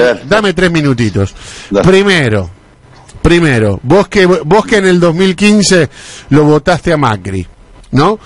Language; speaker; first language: Spanish; native; Spanish